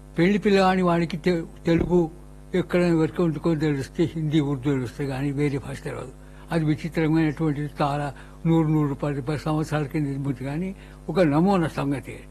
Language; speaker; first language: Telugu; non-native, local second language; Urdu